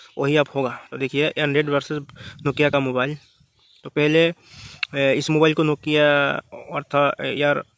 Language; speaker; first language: Hindi; non-native, local second language; Bangla